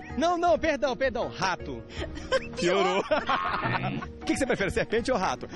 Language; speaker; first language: Portuguese; native; Portuguese